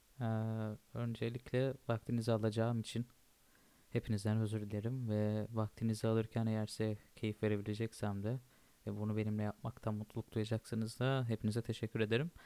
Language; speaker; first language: Turkish; native; Turkish